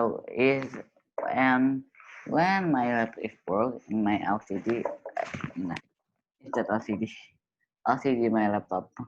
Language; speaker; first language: English; non-native, learner; Indonesian